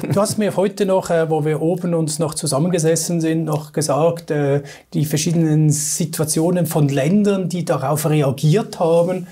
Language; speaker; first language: German; native; German